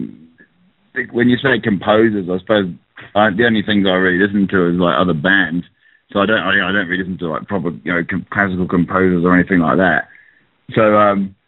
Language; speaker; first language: English; native; English